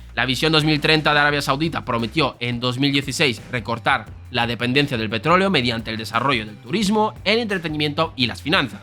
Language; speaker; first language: Spanish; native; Spanish